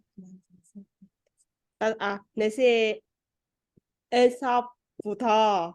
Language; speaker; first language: Korean; non-native, learner; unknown